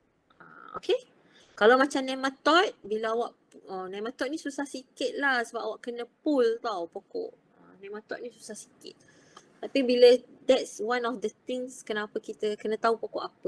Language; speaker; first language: Malay; native; Malay